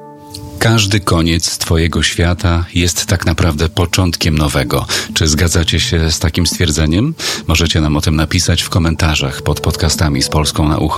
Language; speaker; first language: Polish; native; Polish